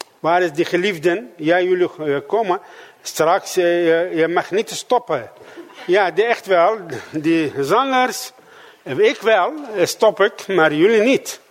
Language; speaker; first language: Dutch; non-native, fluent; Arabic